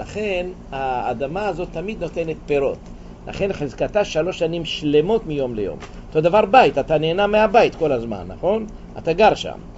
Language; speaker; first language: Hebrew; native; Hebrew